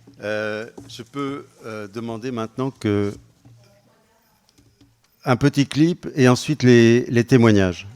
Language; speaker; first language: French; native; French